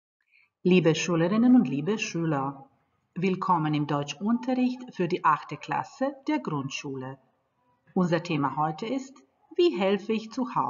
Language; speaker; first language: German; non-native, fluent; Croatian